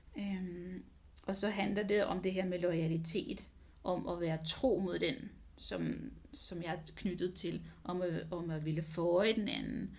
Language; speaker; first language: Danish; non-native, fluent; English